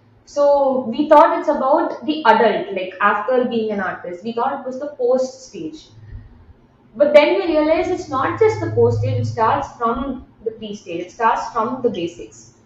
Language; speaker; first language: English; non-native, local second language; Tamil